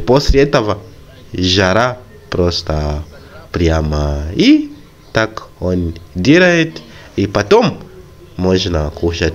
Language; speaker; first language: Russian; non-native, fluent; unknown